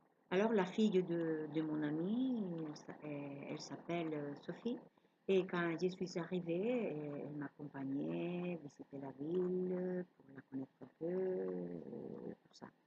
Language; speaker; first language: French; non-native, learner; Spanish